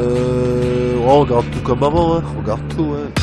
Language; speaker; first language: French; native; French